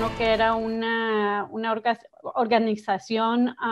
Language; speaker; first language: Spanish; early bilingual, heritage; Spanish